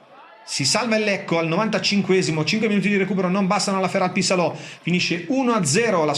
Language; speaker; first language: Italian; native; Italian